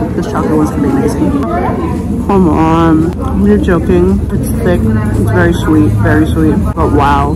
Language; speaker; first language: English; native; English